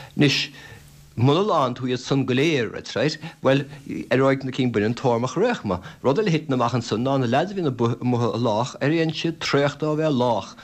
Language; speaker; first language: Irish; native; Irish